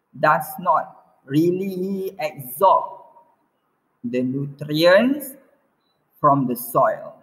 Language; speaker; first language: English; non-native, local second language; Malay